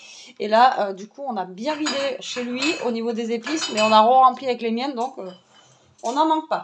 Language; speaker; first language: French; native; French